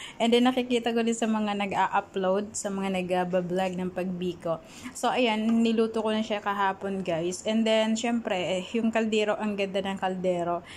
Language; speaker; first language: Filipino; non-native, local second language; Bikol